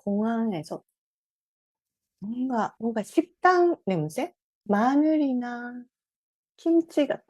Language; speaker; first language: Korean; non-native, fluent; Japanese